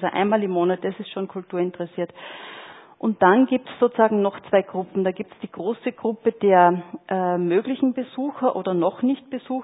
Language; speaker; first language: German; native; German